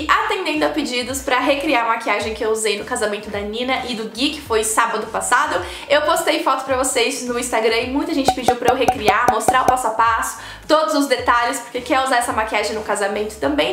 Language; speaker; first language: Portuguese; native; Portuguese